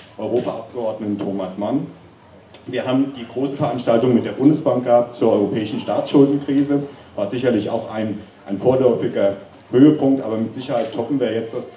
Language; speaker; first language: German; native; German